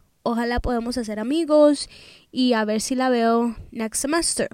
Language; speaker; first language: Spanish; early bilingual, heritage; Spanish